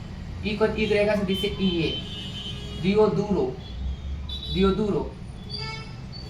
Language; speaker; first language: Spanish; non-native, learner; Hindi